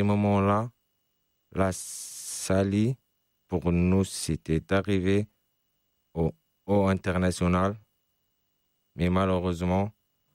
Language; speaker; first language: French; non-native, local second language; Arabic